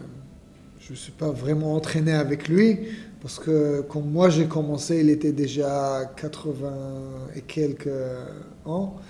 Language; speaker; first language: French; non-native, fluent; Hebrew